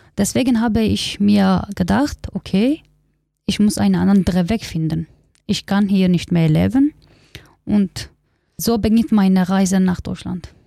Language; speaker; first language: German; non-native, learner; Kurdish